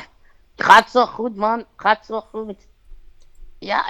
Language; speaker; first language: Dutch; non-native, fluent; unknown